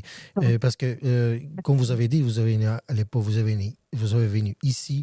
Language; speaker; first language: French; non-native, learner; Armenian